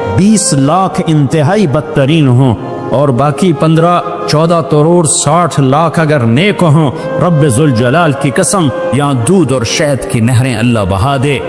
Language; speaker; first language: Urdu; non-native, local second language; Punjabi